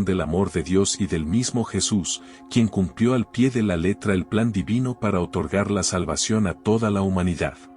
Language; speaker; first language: Spanish; native; Spanish